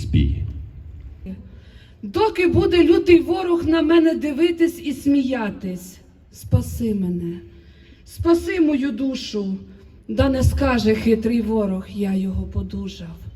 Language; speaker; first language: Ukrainian; native; Ukrainian